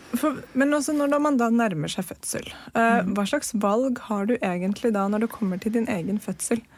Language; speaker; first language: Norwegian; native; Norwegian